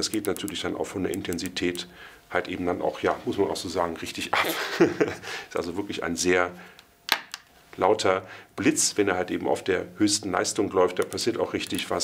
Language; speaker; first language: German; native; German